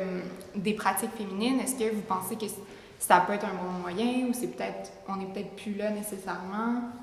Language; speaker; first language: French; native; French